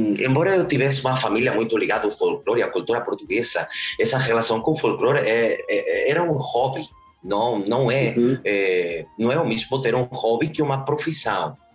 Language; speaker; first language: Portuguese; early bilingual, heritage; Spanish